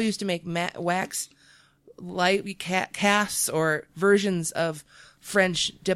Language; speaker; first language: English; native; English